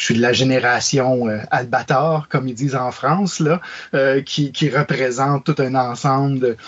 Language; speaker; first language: French; native; French